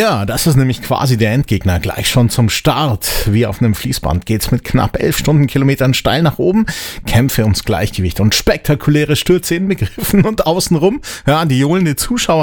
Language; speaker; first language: German; native; German